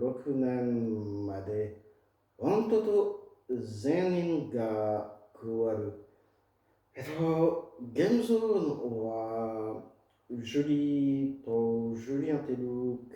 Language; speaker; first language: Japanese; non-native, fluent; French